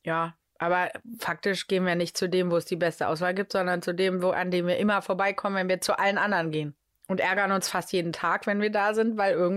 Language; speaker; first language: German; native; German